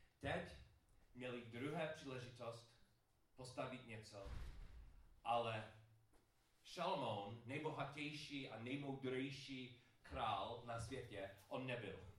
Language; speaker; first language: Czech; non-native, learner; English